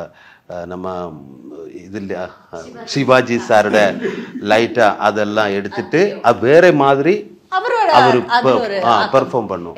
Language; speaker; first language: Tamil; non-native, learner; Malayalam